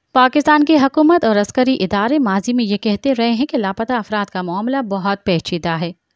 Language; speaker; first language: Urdu; non-native, local second language; Sindhi